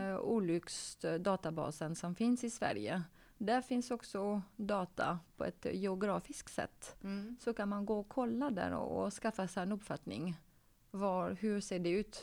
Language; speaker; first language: Swedish; non-native, fluent; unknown